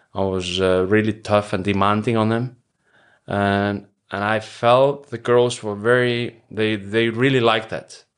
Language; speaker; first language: English; non-native, fluent; Icelandic